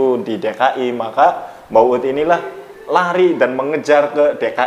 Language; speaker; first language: Indonesian; native; Indonesian